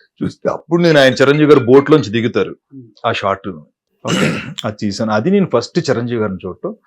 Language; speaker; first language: Telugu; native; Telugu